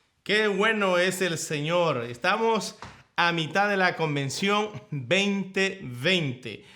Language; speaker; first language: Spanish; native; Spanish